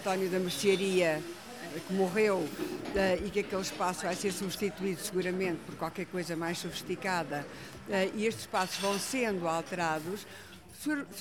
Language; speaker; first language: Portuguese; native; Portuguese